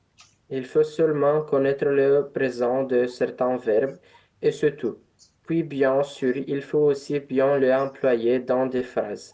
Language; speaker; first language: French; non-native, learner; Romanian